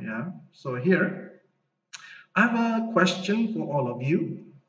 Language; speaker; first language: English; non-native, fluent; Indonesian